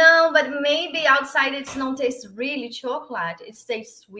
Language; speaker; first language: English; non-native, learner; Portuguese